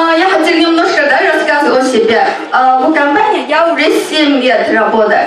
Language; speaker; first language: Russian; non-native, learner; Chinese